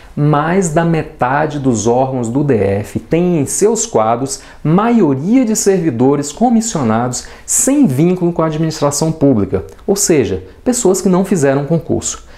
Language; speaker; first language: Portuguese; native; Portuguese